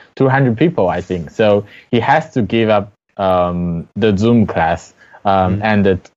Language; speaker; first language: English; non-native, fluent; Chinese